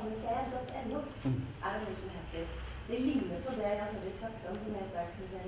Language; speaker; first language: Norwegian; native; Norwegian